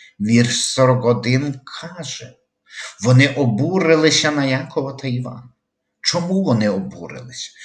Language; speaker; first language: Ukrainian; native; Ukrainian